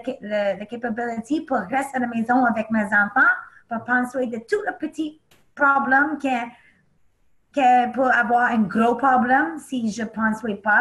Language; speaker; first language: French; non-native, learner; English